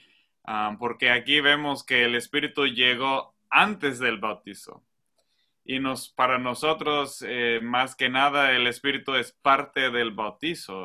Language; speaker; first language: Spanish; non-native, fluent; English